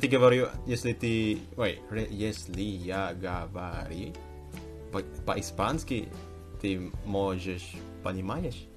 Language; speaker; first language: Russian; non-native, learner; Indonesian